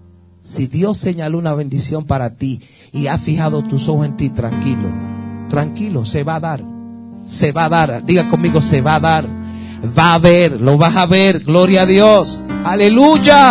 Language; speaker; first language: Spanish; native; Spanish